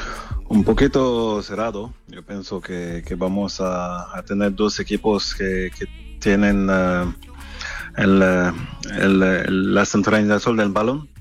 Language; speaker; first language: Spanish; non-native, fluent; French